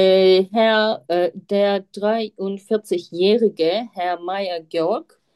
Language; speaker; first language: German; non-native, learner; Turkish